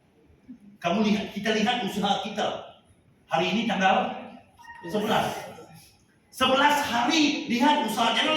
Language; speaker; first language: Indonesian; non-native, fluent; Tamil